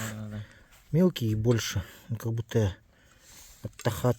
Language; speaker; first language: Russian; native; Russian